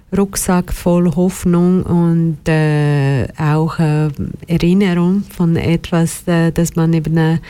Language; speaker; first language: German; non-native, fluent; Portuguese